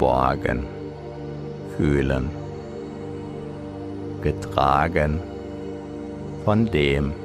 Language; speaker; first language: German; native; German